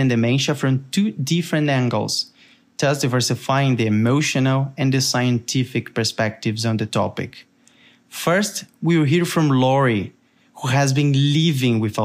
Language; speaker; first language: English; non-native, fluent; Portuguese